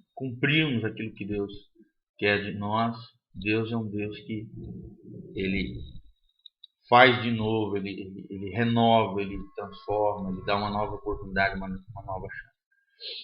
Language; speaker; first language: Portuguese; native; Portuguese